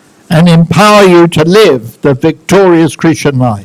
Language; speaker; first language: English; native; English